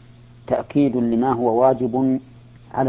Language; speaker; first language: Arabic; native; Arabic